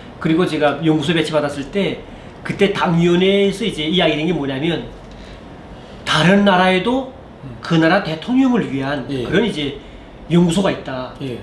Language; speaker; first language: Korean; native; Korean